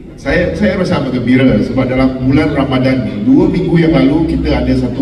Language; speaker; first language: Malay; non-native, local second language; Chinese